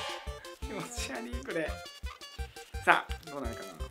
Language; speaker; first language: Japanese; native; Japanese